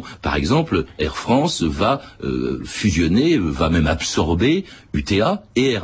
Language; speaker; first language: French; native; French